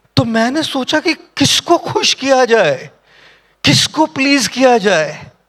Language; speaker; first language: Hindi; non-native, local second language; Marathi